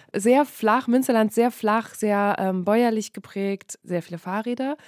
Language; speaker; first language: German; native; German